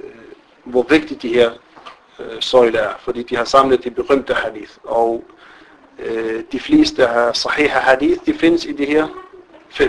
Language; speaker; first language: Danish; non-native, fluent; Arabic